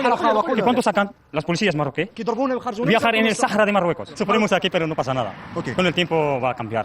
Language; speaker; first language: Spanish; non-native, learner; Arabic